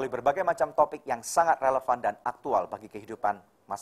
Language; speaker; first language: Indonesian; native; Indonesian